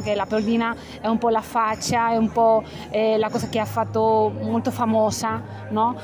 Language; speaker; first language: Italian; non-native, fluent; Spanish